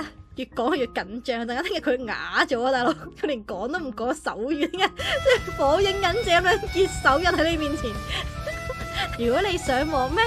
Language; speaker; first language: Cantonese; native; Cantonese